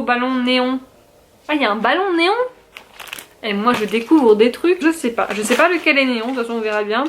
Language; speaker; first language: French; native; French